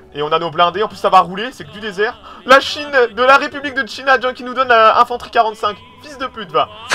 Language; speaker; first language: French; native; French